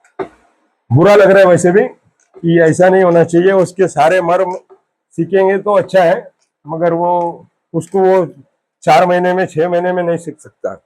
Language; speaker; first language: Hindi; native; Hindi